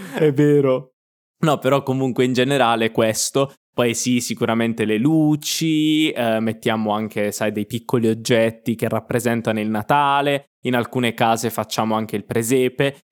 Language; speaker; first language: Italian; native; Italian